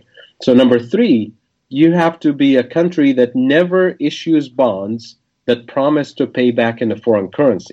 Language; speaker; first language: English; non-native, fluent; Arabic